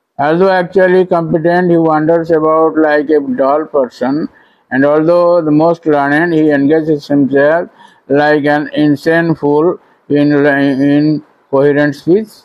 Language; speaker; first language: English; non-native, local second language; Odia